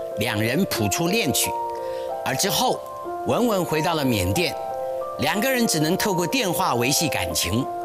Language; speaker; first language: Chinese; native; Chinese